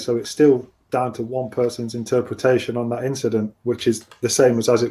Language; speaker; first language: English; native; English